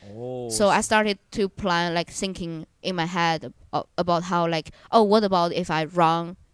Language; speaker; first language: English; non-native, fluent; Chinese